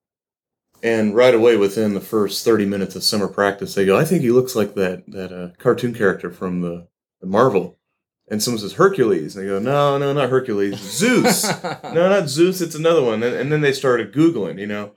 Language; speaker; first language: English; native; English